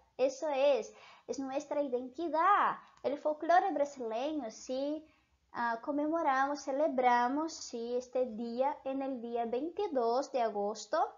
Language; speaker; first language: Spanish; non-native, fluent; Portuguese